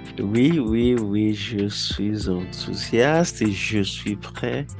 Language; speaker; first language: French; non-native, learner; Yoruba